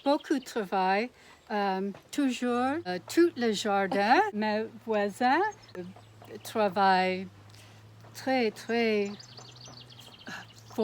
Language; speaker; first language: French; non-native, learner; English